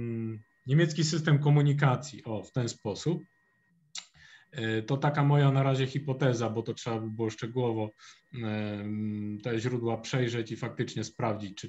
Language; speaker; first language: Polish; native; Polish